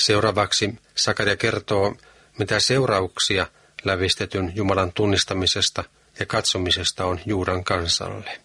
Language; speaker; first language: Finnish; native; Finnish